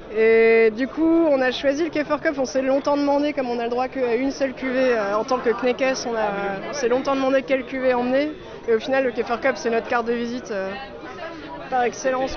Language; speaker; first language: French; native; French